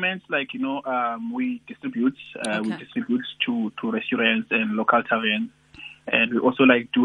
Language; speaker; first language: English; non-native, local second language; Xhosa